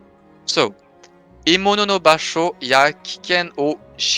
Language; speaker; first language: Japanese; non-native, fluent; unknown